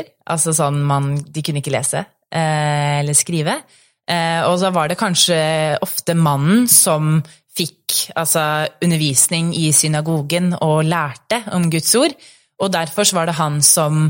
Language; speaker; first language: Norwegian; native; Norwegian